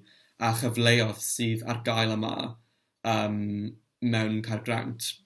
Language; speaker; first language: Welsh; non-native, local second language; English